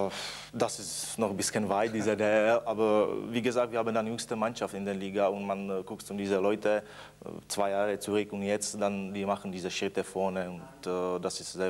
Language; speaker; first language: German; non-native, fluent; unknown